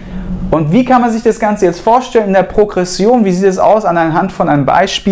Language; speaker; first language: German; native; German